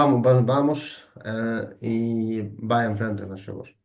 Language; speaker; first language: Portuguese; non-native, fluent; Bangla